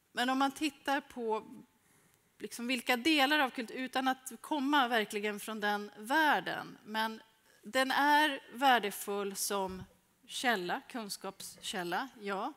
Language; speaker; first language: Swedish; native; Swedish